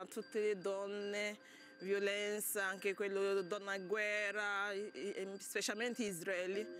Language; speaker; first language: Italian; non-native, learner; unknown